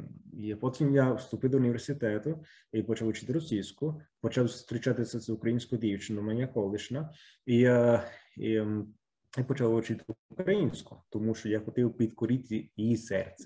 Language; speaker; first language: Ukrainian; non-native, fluent; Italian